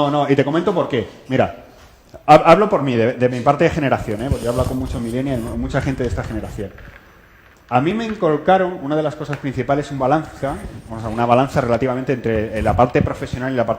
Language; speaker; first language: Spanish; native; Spanish